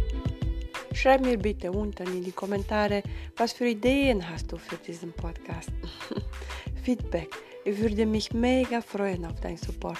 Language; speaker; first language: German; non-native, fluent; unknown